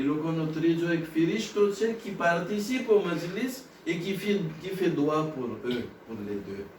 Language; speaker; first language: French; non-native, local second language; Gujarati